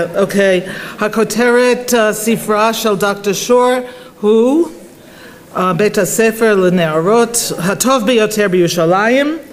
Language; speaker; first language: Hebrew; non-native, fluent; English